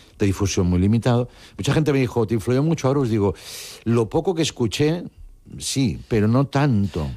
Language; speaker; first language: Spanish; non-native, local second language; Catalan